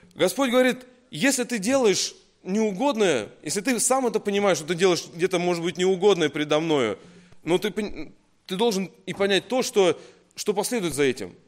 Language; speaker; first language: Russian; native; Russian